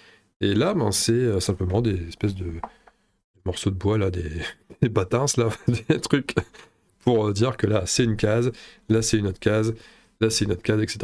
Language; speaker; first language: French; native; French